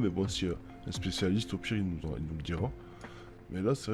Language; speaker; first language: French; native; French